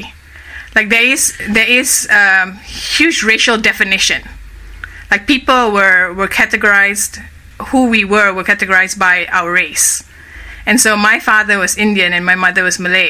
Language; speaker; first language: English; native; English